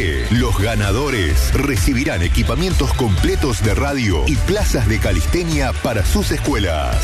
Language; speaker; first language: Spanish; native; Spanish